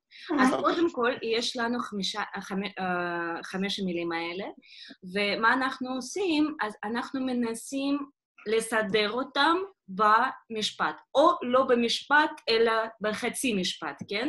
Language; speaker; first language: Hebrew; non-native, fluent; Russian